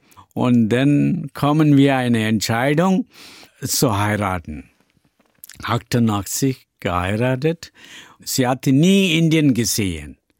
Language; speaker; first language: German; non-native, learner; Tamil